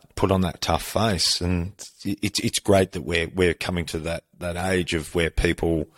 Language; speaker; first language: English; native; English